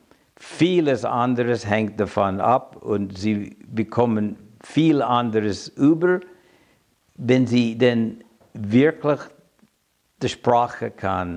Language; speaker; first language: German; non-native, fluent; English